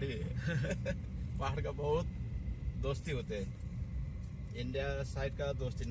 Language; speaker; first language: Hindi; non-native, learner; Nepali